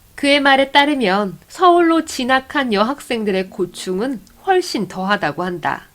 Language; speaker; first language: Korean; native; Korean